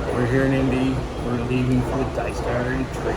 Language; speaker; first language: English; native; English